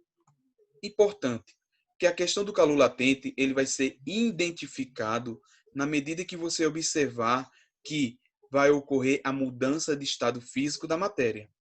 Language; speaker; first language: Portuguese; native; Portuguese